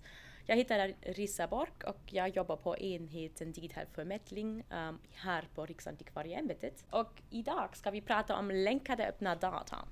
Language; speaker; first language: Swedish; non-native, fluent; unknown